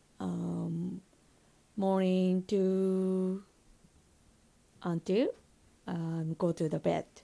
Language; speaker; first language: English; non-native, learner; Japanese